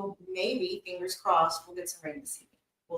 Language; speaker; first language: English; native; English